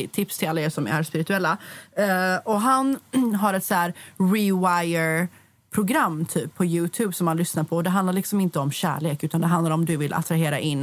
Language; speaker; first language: Swedish; native; Swedish